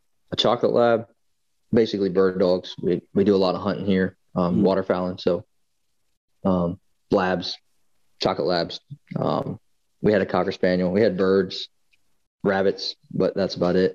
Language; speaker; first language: English; native; English